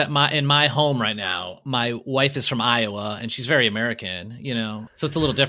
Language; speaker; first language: English; early bilingual, other home language; Polish